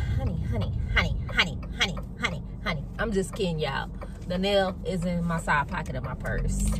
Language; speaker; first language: English; native; English